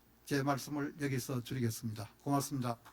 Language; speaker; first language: Korean; native; Korean